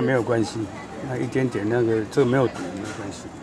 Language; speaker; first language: Chinese; native; Chinese